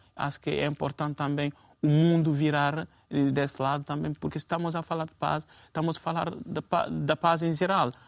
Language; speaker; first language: Portuguese; non-native, fluent; Fula